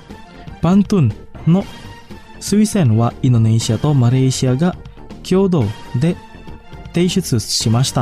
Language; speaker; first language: Japanese; non-native, fluent; Indonesian